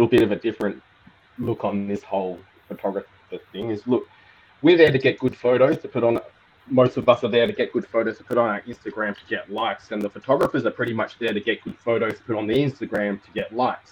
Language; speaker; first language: English; native; English